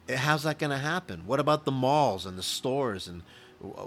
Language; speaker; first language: English; native; English